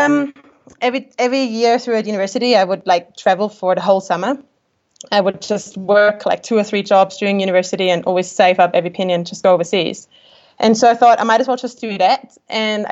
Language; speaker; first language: English; non-native, fluent; German